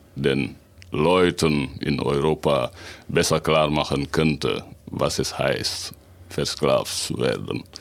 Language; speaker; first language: German; non-native, fluent; Wolof